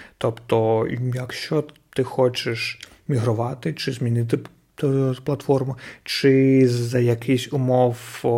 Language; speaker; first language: Ukrainian; non-native, local second language; Russian